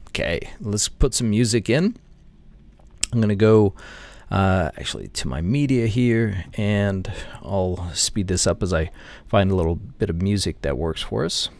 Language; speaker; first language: English; native; English